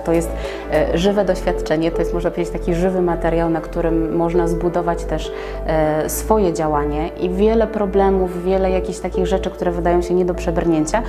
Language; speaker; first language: Polish; native; Polish